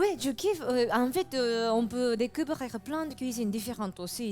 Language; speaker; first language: French; non-native, fluent; Japanese